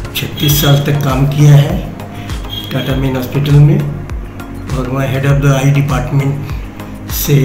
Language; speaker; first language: Hindi; native; Hindi